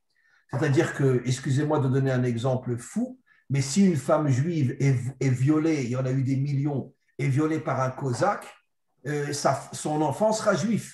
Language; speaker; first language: French; native; French